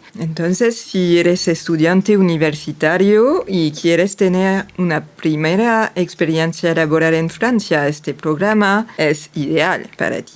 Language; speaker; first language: Spanish; non-native, fluent; French